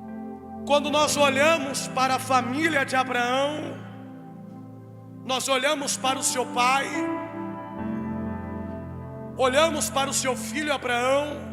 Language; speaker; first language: Portuguese; native; Portuguese